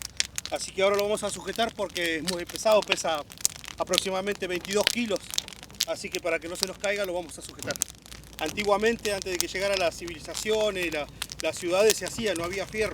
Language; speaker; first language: Spanish; native; Spanish